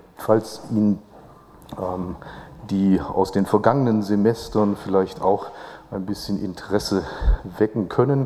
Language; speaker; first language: German; native; German